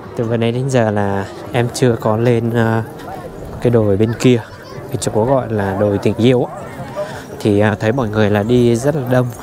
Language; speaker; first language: Vietnamese; non-native, local second language; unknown